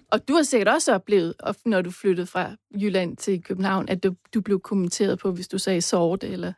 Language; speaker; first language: Danish; native; Danish